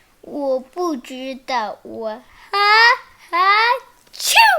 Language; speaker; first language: Chinese; early bilingual, heritage; Chinese